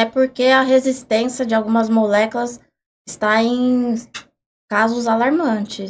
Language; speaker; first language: Portuguese; native; Portuguese